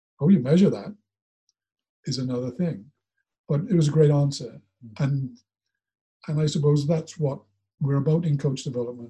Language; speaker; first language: English; native; English